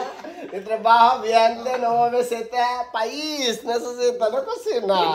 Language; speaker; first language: Spanish; non-native, learner; Telugu